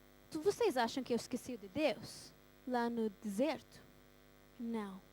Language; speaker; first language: Portuguese; early bilingual, heritage; Portuguese